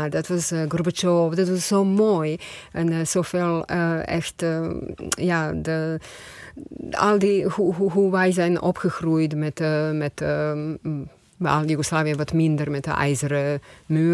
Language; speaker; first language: Dutch; non-native, fluent; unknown